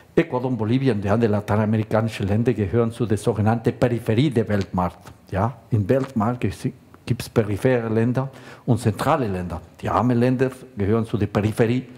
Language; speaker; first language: German; non-native, fluent; Spanish